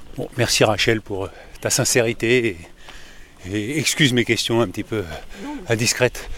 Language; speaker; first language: French; native; French